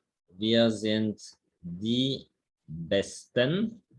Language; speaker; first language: German; non-native, fluent; Spanish